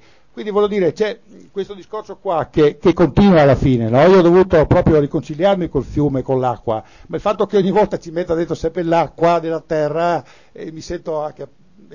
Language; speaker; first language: Italian; native; Italian